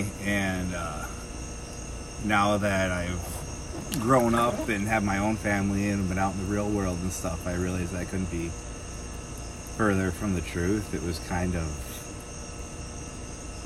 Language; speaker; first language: English; native; English